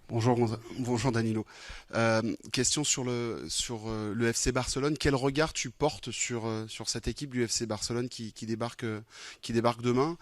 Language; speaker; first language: French; native; French